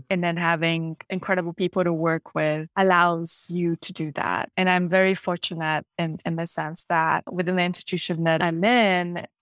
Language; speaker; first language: English; non-native, local second language; Ganda